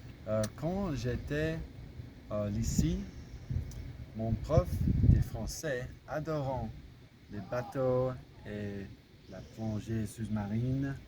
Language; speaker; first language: French; non-native, learner; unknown